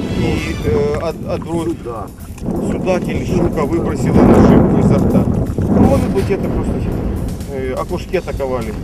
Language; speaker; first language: Russian; native; Russian